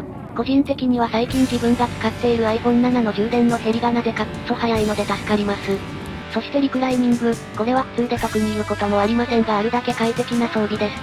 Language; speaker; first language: Japanese; native; Japanese